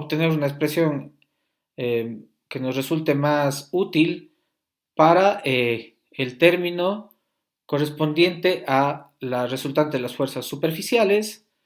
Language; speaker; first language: Spanish; native; Spanish